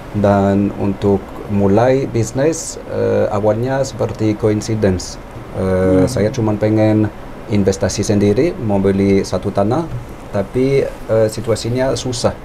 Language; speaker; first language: Indonesian; non-native, fluent; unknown